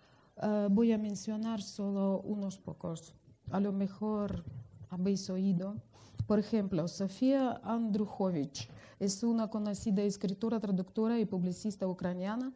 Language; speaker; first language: Spanish; non-native, fluent; Russian